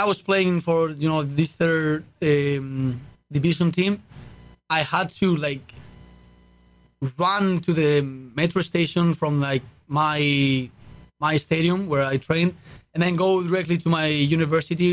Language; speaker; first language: English; non-native, fluent; Spanish